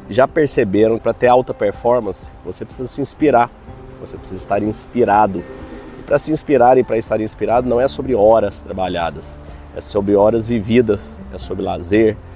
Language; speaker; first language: Portuguese; native; Portuguese